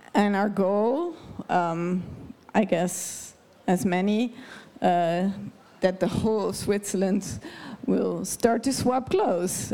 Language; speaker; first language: English; non-native, fluent; Dutch